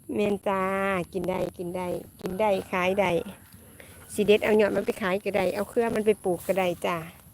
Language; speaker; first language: Thai; native; Thai